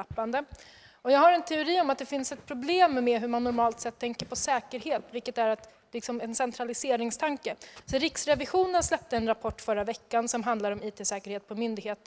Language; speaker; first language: Swedish; native; Swedish